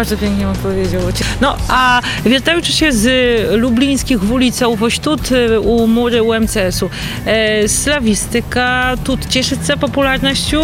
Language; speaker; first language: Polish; non-native, learner; Belarusian